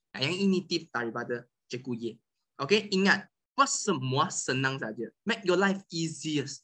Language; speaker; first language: Malay; non-native, local second language; Chinese